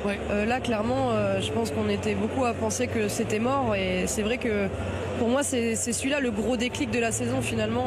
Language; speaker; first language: French; native; French